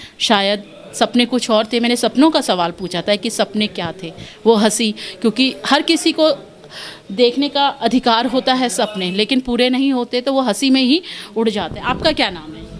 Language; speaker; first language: Hindi; native; Hindi